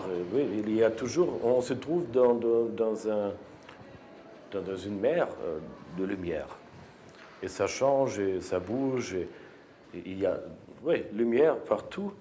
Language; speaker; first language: French; non-native, fluent; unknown